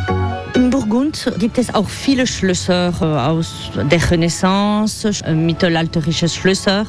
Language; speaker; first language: German; non-native, fluent; French